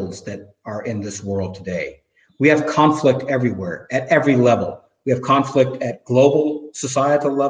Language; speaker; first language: English; native; English